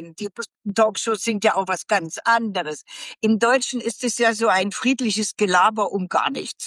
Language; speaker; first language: German; native; German